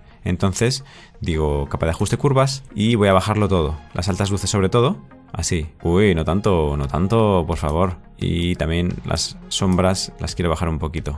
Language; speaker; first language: Spanish; native; Spanish